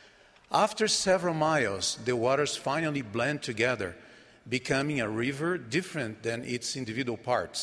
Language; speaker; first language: English; non-native, fluent; Portuguese